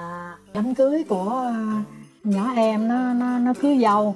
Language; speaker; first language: Vietnamese; native; Vietnamese